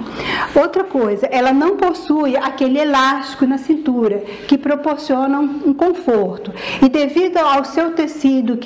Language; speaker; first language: Portuguese; native; Portuguese